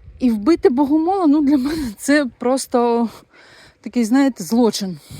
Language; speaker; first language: Ukrainian; non-native, local second language; Russian